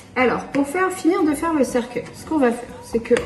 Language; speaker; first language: French; native; French